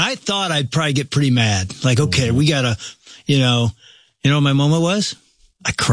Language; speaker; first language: English; native; English